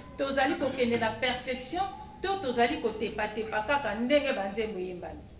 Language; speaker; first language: Lingala; non-native, local second language; Kongo